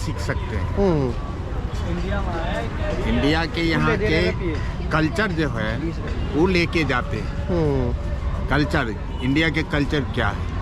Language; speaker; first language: Hindi; native; Hindi